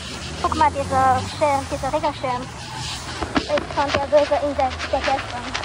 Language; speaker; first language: German; non-native, learner; Chinese